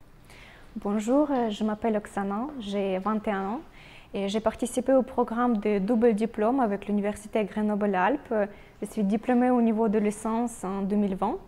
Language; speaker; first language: French; non-native, fluent; Ukrainian